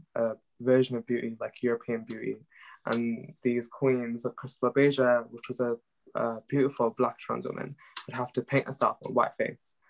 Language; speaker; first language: English; non-native, local second language; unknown